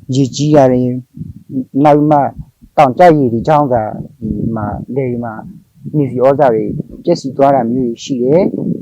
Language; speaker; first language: Burmese; non-native, local second language; S'gaw Karen